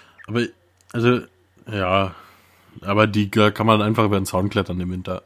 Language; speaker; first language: German; native; German